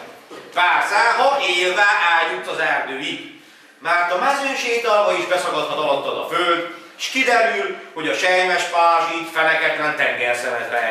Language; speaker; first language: Hungarian; native; Hungarian